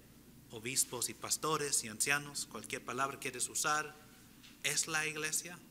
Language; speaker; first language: Spanish; early bilingual, heritage; English